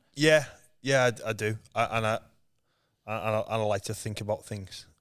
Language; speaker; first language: English; native; English